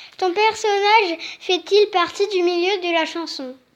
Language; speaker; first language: French; native; French